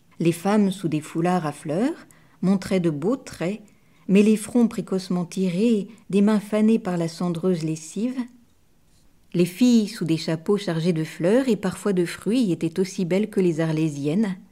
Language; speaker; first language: French; native; French